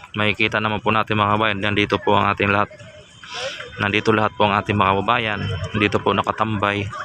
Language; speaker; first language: Filipino; native; Filipino